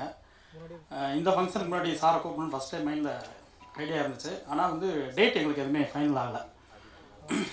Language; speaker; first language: Tamil; native; Tamil